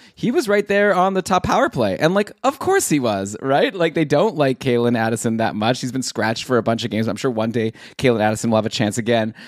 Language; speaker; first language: English; native; English